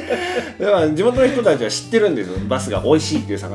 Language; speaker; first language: Japanese; native; Japanese